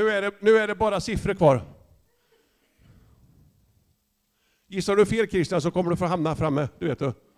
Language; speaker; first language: Swedish; native; Swedish